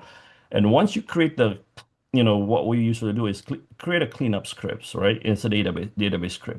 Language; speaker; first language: English; non-native, fluent; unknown